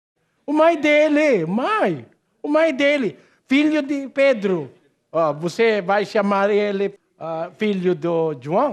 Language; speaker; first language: Portuguese; non-native, learner; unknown